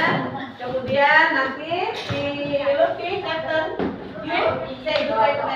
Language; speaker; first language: English; non-native, learner; Indonesian